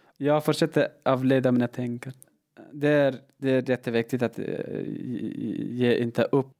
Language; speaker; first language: Swedish; non-native, learner; Persian